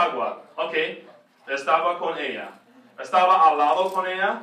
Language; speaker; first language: Spanish; non-native, fluent; English